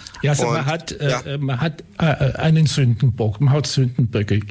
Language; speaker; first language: German; native; German